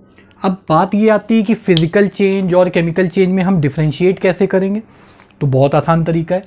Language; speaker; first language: Hindi; native; Hindi